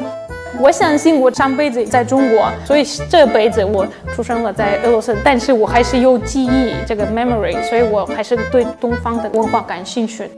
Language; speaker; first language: Chinese; non-native, fluent; Russian